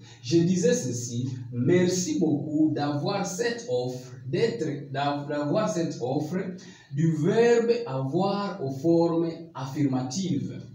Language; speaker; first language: French; non-native, local second language; Swahili